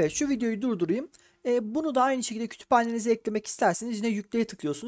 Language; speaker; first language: Turkish; native; Turkish